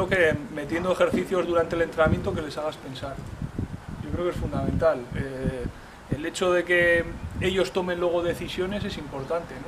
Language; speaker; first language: Spanish; native; Spanish